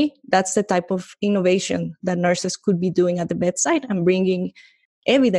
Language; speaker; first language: English; non-native, fluent; Spanish